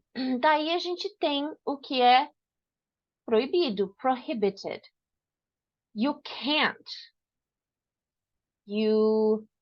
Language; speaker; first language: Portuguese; non-native, fluent; English